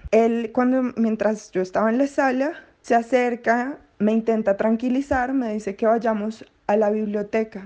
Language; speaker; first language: Spanish; native; Spanish